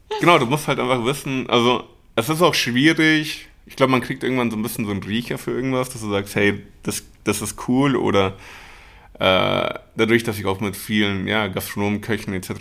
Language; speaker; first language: German; early bilingual, other home language; Spanish